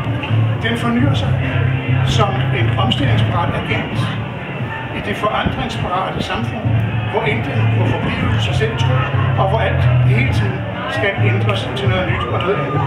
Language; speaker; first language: Danish; native; Danish